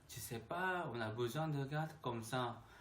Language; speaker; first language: French; non-native, learner; Korean